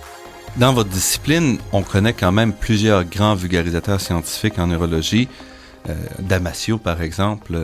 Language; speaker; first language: French; native; French